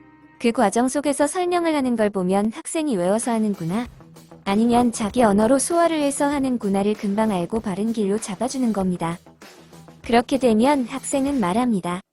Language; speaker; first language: Korean; native; Korean